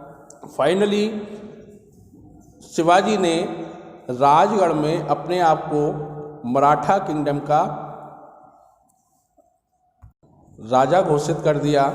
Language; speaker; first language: Hindi; native; Hindi